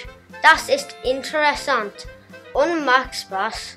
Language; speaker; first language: German; non-native, learner; English